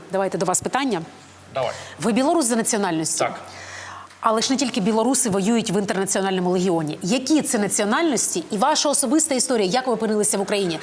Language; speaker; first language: Ukrainian; native; Ukrainian